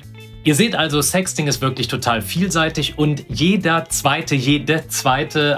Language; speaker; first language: German; native; German